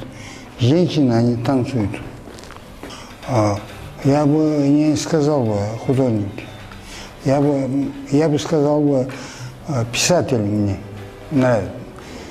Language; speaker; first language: Russian; non-native, local second language; Kyrgyz